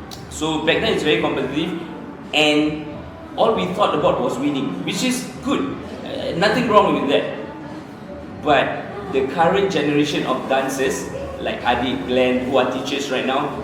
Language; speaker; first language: English; non-native, local second language; Malay